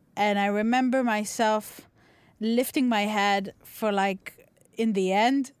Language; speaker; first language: English; non-native, local second language; Hebrew